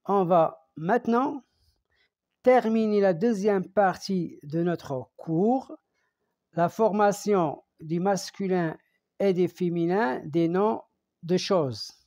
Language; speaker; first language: French; non-native, local second language; Arabic